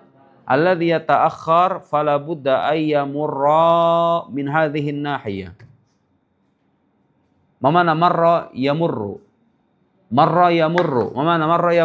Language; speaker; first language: Arabic; non-native, fluent; Indonesian